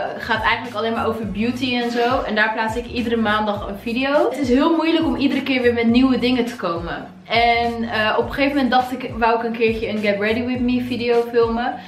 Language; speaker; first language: Dutch; early bilingual, other home language; Arabic